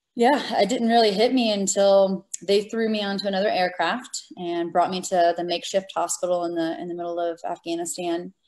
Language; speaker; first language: English; native; English